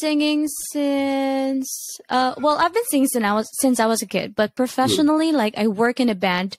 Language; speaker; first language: English; non-native, local second language; Cebuano